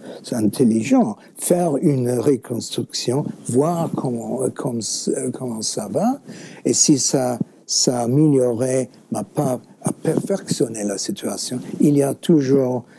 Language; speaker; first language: French; non-native, fluent; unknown